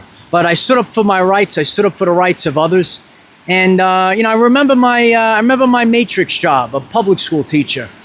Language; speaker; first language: English; native; English